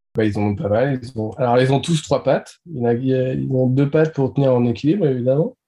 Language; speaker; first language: French; native; French